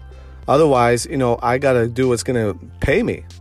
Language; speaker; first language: English; native; English